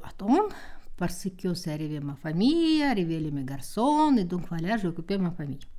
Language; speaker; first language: French; non-native, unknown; Russian